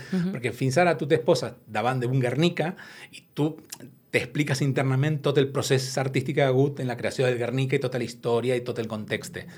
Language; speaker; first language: Catalan; non-native, local second language; Spanish